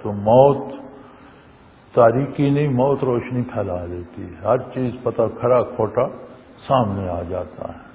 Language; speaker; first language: Urdu; non-native, local second language; Punjabi